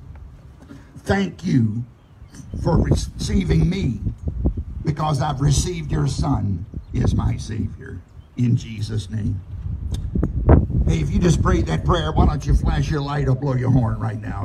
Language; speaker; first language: English; native; English